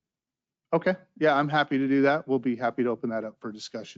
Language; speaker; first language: English; native; English